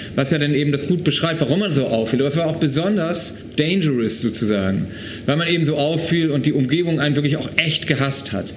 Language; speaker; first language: German; native; German